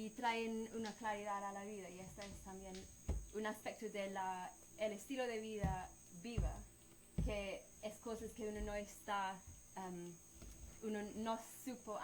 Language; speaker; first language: Spanish; non-native, fluent; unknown